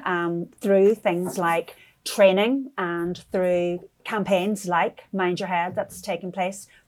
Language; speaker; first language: English; native; English